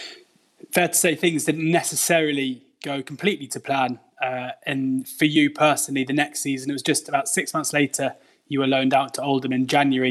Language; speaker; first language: English; native; English